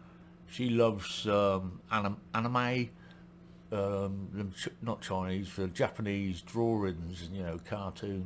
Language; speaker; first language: English; native; English